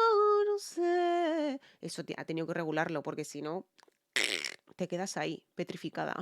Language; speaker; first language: Spanish; native; Spanish